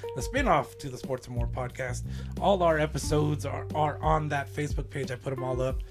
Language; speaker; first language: English; native; English